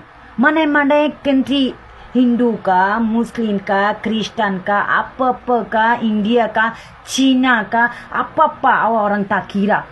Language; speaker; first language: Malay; non-native, learner; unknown